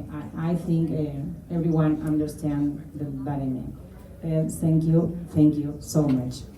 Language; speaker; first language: English; non-native, learner; Spanish